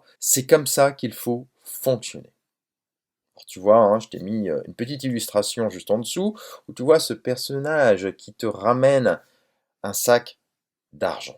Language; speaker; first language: French; native; French